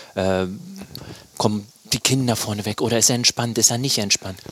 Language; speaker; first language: German; native; German